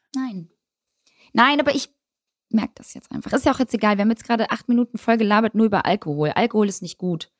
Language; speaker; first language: German; early bilingual, other home language; Albanian